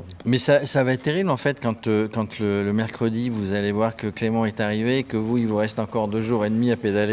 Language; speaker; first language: French; native; French